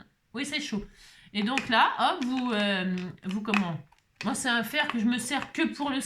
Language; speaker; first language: French; native; French